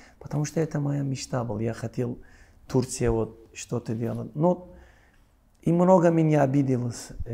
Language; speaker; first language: Russian; non-native, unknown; Turkish